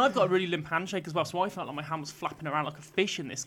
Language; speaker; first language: English; native; English